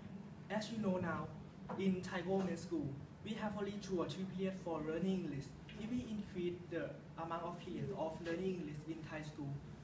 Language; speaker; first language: English; non-native, learner; Thai